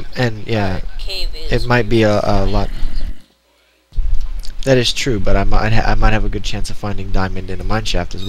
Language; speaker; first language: English; native; English